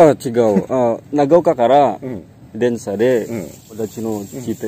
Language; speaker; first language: Japanese; non-native, learner; Indonesian